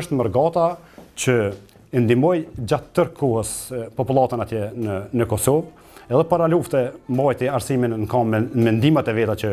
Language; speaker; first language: Albanian; native; Albanian